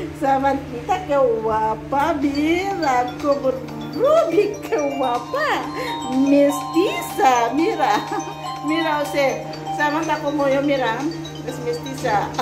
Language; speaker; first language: Spanish; non-native, learner; Filipino